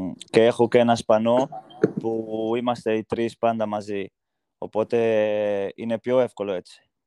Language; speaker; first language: Greek; non-native, fluent; Portuguese